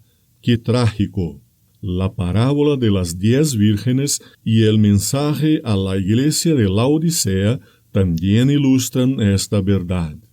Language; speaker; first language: Spanish; non-native, fluent; Portuguese